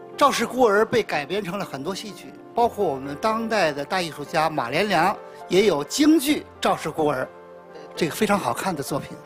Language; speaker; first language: Chinese; native; Chinese